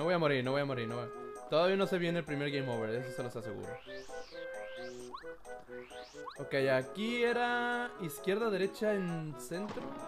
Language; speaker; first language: Spanish; native; Spanish